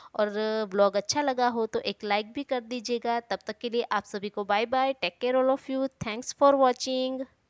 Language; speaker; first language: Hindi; non-native, local second language; Gujarati